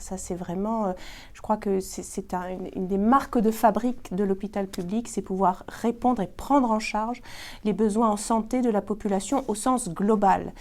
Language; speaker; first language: French; native; French